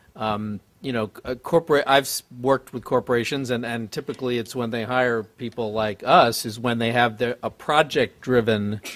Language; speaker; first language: English; native; English